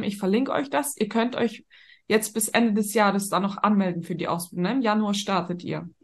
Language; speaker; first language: German; native; German